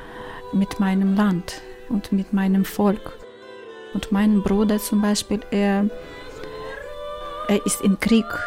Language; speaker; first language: German; non-native, learner; Ukrainian